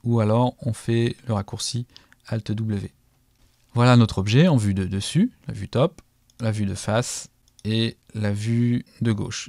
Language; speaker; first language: French; native; French